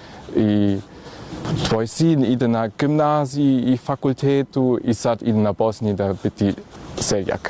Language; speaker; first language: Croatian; early bilingual, heritage; German